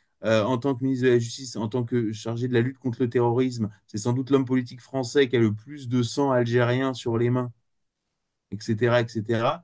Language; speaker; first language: French; native; French